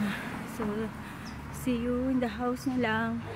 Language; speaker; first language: English; non-native, local second language; Filipino